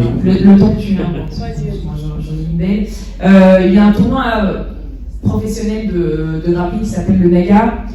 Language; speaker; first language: French; native; French